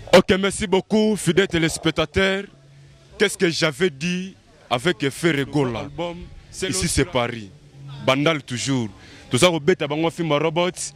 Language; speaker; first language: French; non-native, local second language; Lingala